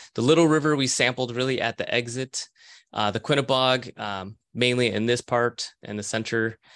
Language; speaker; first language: English; native; English